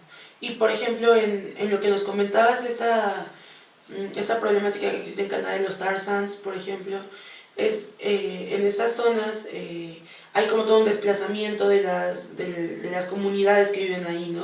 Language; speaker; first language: Spanish; native; Spanish